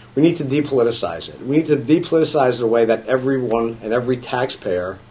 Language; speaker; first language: English; native; English